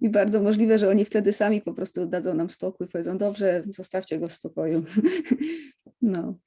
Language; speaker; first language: Polish; native; Polish